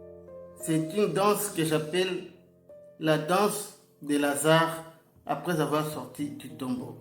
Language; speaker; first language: French; non-native, local second language; Lingala